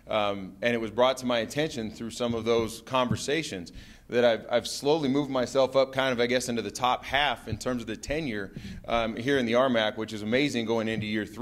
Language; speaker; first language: English; native; English